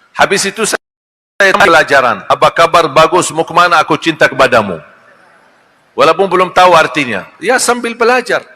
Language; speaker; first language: Malay; non-native, fluent; Arabic